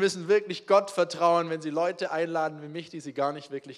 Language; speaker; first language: German; native; German